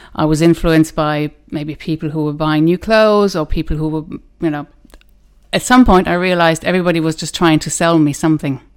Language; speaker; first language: English; non-native, fluent; German